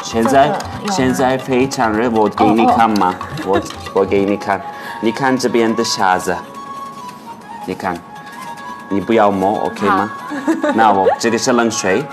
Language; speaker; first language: Chinese; non-native, fluent; Turkish